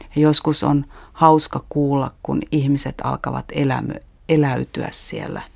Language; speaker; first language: Finnish; native; Finnish